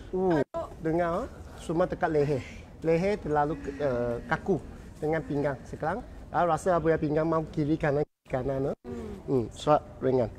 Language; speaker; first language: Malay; non-native, local second language; Chinese